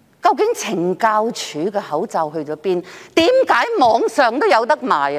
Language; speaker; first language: Chinese; non-native, local second language; Cantonese